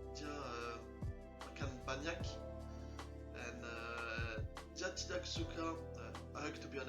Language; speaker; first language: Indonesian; non-native, learner; French